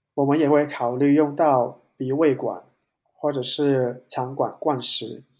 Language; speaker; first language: Chinese; non-native, local second language; Cantonese